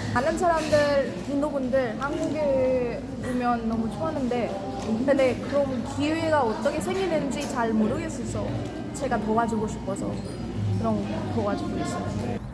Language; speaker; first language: Korean; non-native, learner; Hindi